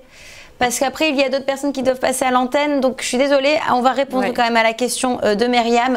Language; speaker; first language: French; native; French